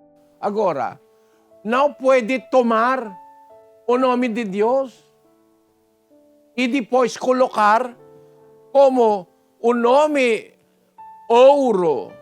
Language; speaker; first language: Portuguese; non-native, fluent; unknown